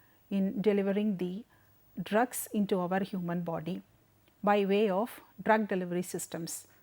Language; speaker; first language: English; non-native, local second language; Tamil